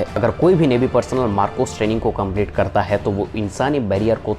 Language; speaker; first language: Hindi; native; Hindi